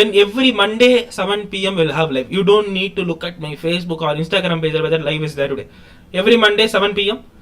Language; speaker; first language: English; non-native, local second language; Tamil